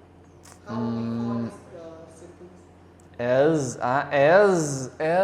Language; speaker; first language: English; non-native, learner; Thai